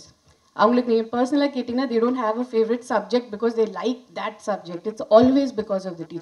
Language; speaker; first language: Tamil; non-native, fluent; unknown